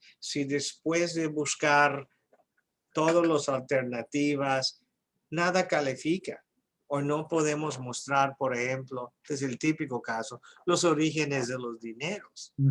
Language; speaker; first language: Spanish; early bilingual, heritage; English